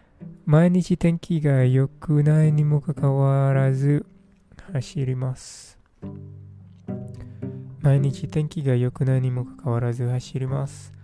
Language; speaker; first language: Japanese; non-native, learner; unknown